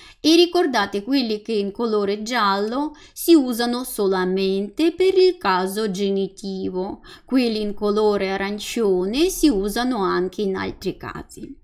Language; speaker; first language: Italian; non-native, fluent; Russian